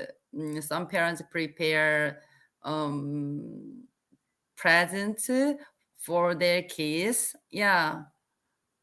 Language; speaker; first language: English; non-native, learner; Korean